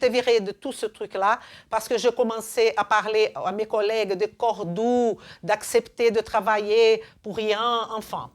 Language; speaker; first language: French; non-native, fluent; Portuguese